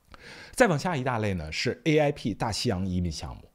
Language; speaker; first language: Chinese; native; Chinese